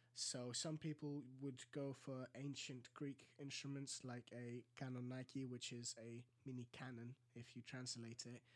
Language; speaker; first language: English; early bilingual, other home language; Greek